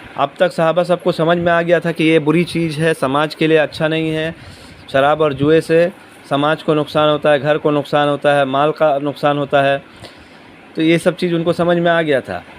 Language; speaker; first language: Urdu; native; Urdu